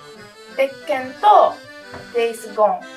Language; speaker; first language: Japanese; non-native, fluent; Italian